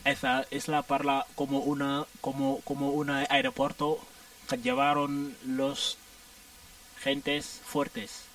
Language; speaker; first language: Spanish; non-native, learner; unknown